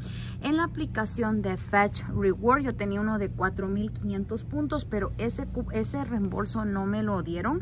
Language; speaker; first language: Spanish; native; Spanish